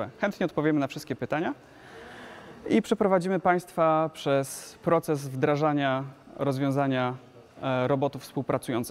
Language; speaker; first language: Polish; native; Polish